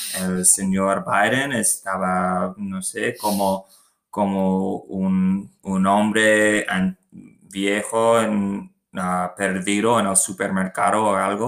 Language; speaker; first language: Spanish; non-native, learner; English